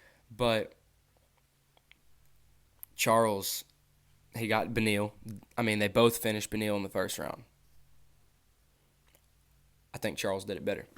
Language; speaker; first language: English; native; English